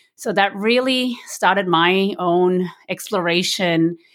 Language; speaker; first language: English; early bilingual, other home language; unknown